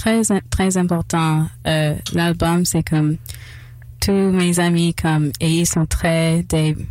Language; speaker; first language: French; non-native, local second language; English